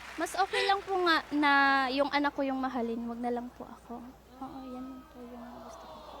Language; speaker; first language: Filipino; non-native, local second language; Cebuano